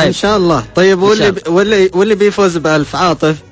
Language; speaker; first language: Arabic; native; Arabic